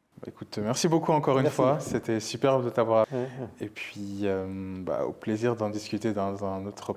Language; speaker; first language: French; native; French